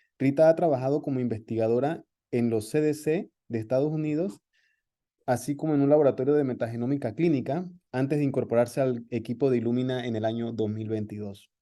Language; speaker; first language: Spanish; native; Spanish